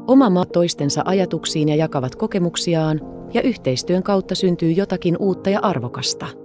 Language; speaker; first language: Finnish; native; Finnish